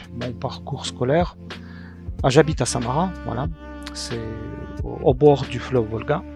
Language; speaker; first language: French; non-native, fluent; Russian